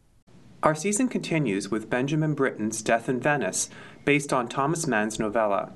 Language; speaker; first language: English; native; English